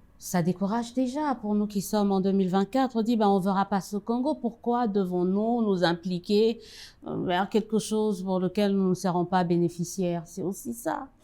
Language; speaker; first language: French; non-native, local second language; Lingala